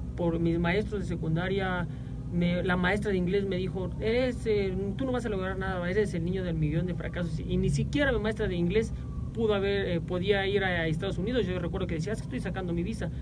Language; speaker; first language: Spanish; native; Spanish